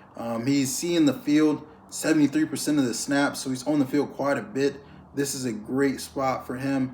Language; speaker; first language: English; native; English